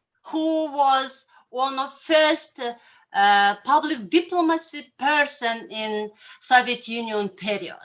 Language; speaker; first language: English; non-native, learner; Russian